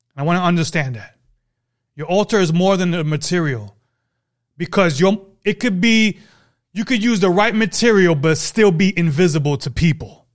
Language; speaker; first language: English; native; English